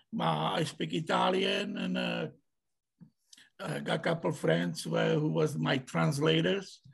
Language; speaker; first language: English; non-native, learner; Czech